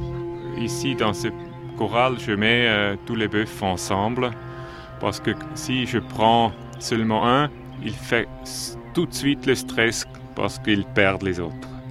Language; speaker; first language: French; non-native, local second language; German